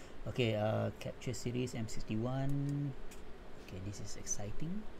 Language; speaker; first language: English; non-native, local second language; Malay